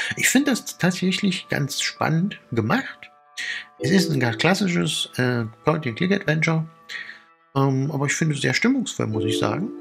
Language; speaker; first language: German; native; German